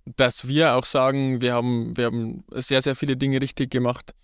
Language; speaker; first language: German; native; German